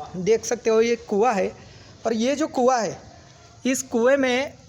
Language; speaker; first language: Hindi; non-native, local second language; Marathi